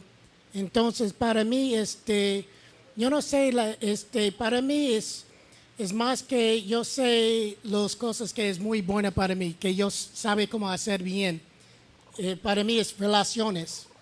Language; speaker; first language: Spanish; non-native, learner; English